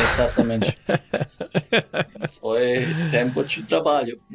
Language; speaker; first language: Portuguese; non-native, learner; German